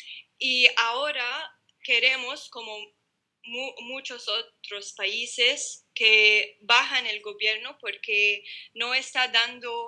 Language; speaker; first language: Spanish; non-native, learner; Arabic